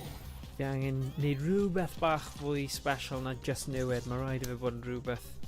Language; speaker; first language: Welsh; non-native, local second language; English